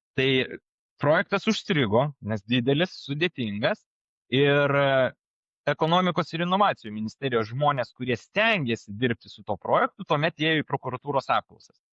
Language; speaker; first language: Lithuanian; native; Lithuanian